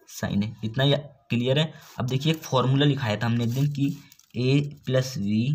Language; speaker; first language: Hindi; native; Hindi